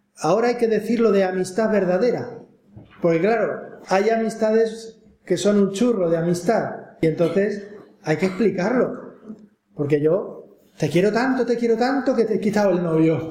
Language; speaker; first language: Spanish; native; Spanish